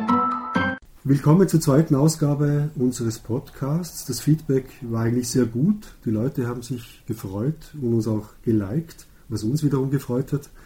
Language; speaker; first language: German; native; German